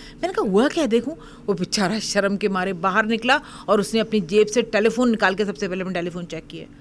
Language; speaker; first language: Urdu; native; Urdu